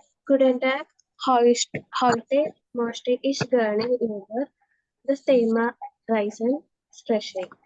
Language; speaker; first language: German; non-native, learner; Malayalam